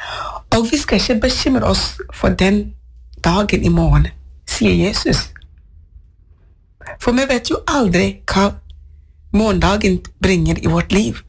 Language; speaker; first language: Norwegian; non-native, fluent; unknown